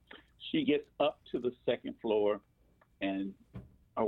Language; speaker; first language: English; native; English